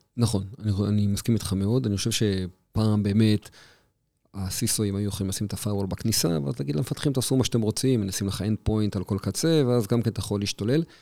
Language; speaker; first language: Hebrew; native; Hebrew